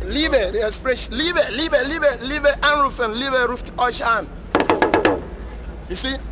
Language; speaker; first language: German; non-native, learner; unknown